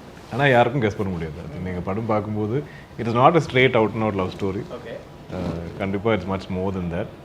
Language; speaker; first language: Tamil; non-native, local second language; Malayalam